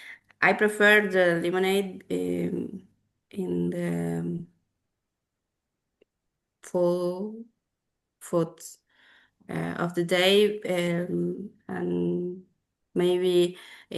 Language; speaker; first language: English; non-native, learner; Spanish